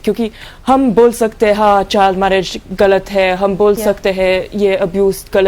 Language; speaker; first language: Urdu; early bilingual, heritage; Urdu